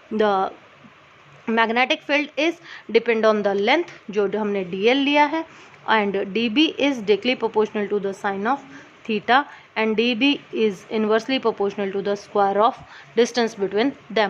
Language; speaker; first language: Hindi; native; Hindi